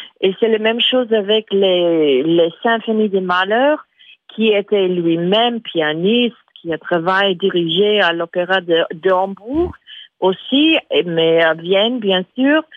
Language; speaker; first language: French; non-native, fluent; English